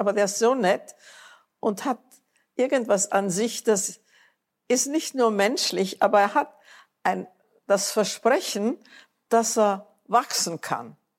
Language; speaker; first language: German; native; German